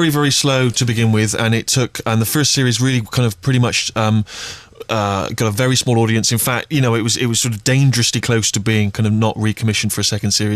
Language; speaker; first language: English; native; English